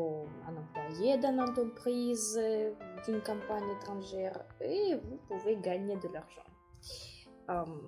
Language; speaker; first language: French; non-native, fluent; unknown